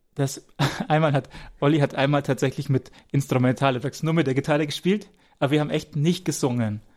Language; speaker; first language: German; native; German